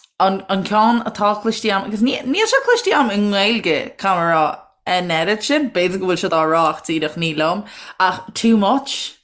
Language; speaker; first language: Irish; native; Irish